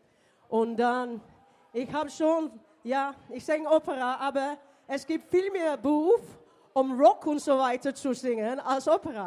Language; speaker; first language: German; non-native, learner; English